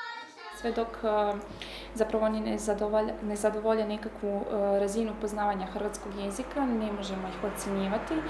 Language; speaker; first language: Croatian; native; Croatian